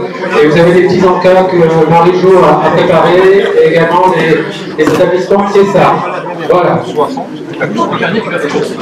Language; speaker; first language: French; native; French